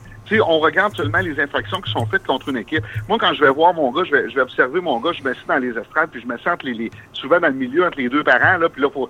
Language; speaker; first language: French; native; French